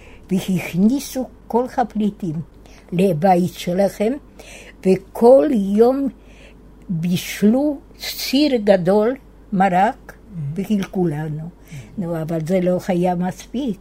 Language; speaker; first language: Hebrew; non-native, fluent; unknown